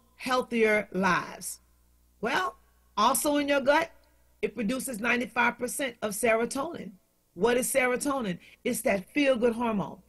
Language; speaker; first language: English; native; English